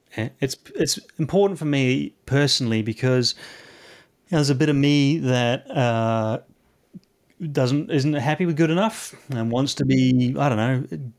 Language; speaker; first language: English; native; English